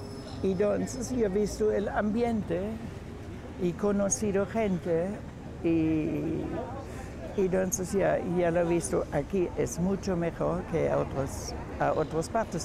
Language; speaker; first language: Spanish; non-native, fluent; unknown